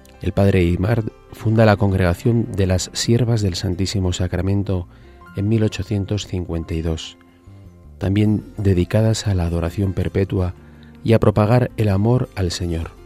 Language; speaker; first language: Spanish; native; Spanish